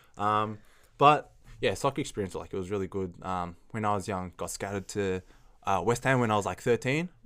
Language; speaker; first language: English; early bilingual, other home language; Chinese